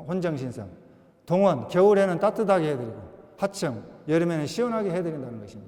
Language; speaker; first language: Korean; native; Korean